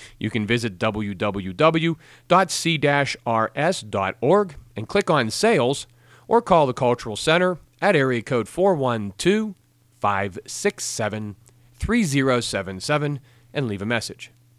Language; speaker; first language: English; native; English